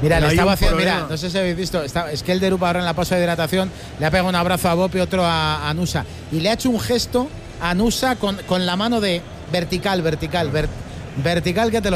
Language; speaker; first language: Spanish; native; Spanish